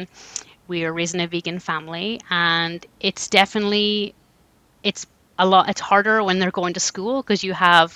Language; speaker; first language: English; native; English